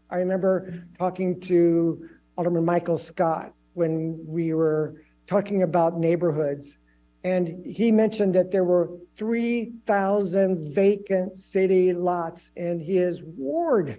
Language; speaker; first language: English; native; English